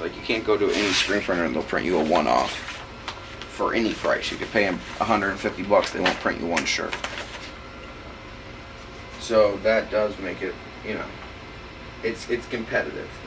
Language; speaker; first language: English; native; English